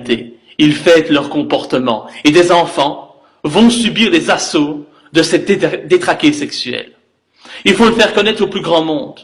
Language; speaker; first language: French; native; French